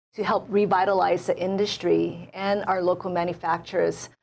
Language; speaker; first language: English; native; English